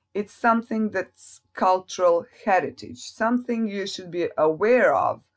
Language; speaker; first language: English; non-native, fluent; Serbian